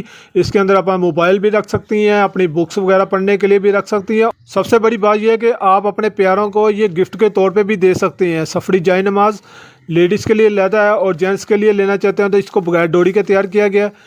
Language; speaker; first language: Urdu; non-native, local second language; Punjabi